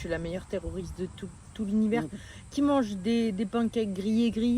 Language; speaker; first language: French; native; French